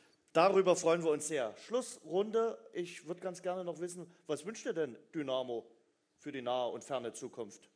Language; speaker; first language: German; native; German